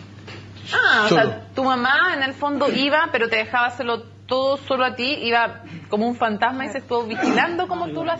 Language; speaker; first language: Spanish; native; Spanish